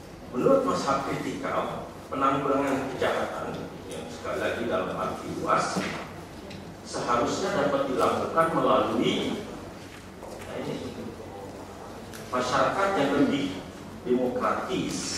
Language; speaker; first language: Indonesian; native; Indonesian